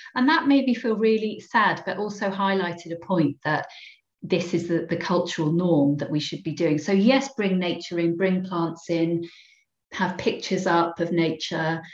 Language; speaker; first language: English; native; English